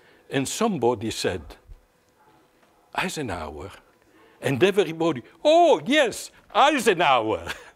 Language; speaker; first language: English; non-native, fluent; Italian